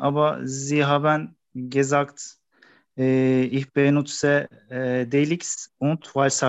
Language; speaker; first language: German; non-native, learner; Turkish